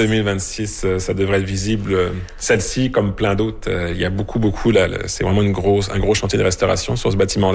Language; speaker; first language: French; native; French